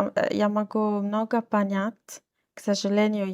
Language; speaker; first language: Russian; non-native, learner; Arabic